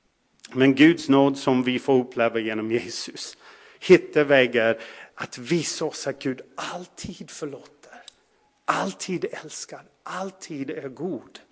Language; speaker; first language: Swedish; non-native, fluent; English